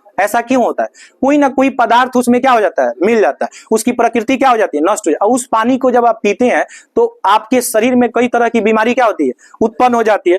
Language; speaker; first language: Hindi; native; Hindi